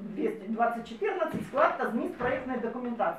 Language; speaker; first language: Ukrainian; non-native, local second language; Russian